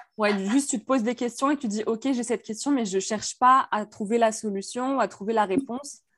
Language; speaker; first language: French; native; French